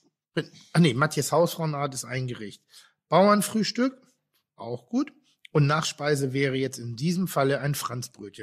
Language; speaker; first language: German; native; German